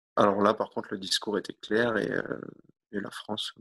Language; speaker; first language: French; native; French